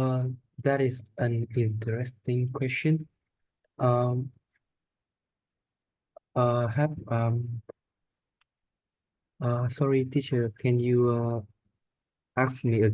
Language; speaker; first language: English; non-native, learner; Vietnamese